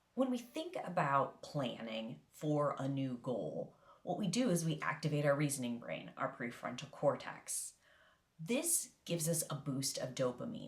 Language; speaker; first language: English; native; English